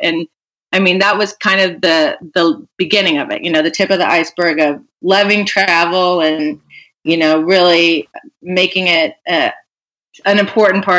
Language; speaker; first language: English; native; English